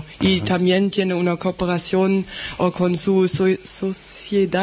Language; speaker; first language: Spanish; non-native, learner; German